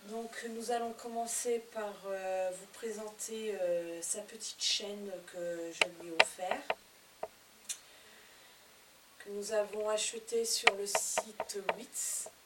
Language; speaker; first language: French; native; French